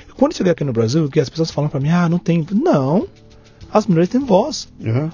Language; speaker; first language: Portuguese; non-native, fluent; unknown